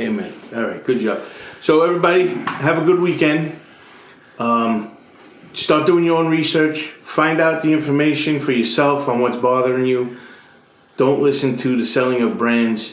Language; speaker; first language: English; native; English